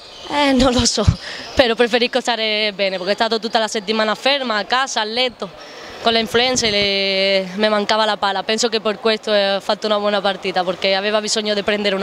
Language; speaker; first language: Italian; non-native, learner; Spanish